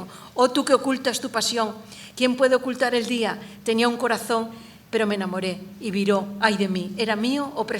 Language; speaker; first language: Spanish; native; Spanish